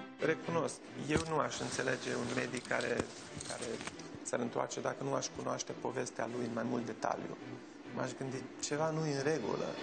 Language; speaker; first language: Romanian; early bilingual, heritage; Romanian